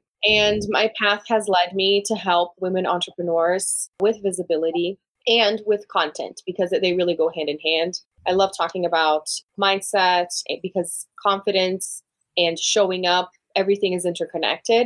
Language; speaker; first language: English; non-native, fluent; Portuguese